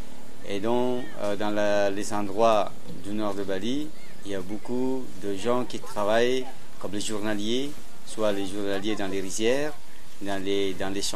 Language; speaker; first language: French; non-native, learner; Indonesian